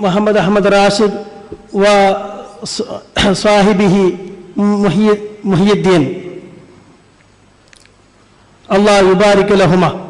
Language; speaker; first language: Arabic; non-native, fluent; Malayalam